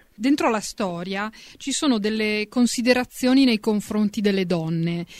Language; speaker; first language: Italian; native; Italian